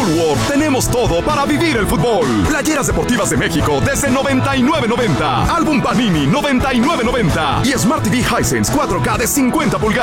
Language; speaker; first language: Spanish; native; Spanish